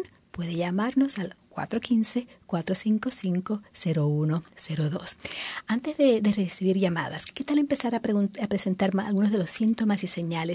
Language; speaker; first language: Spanish; native; Spanish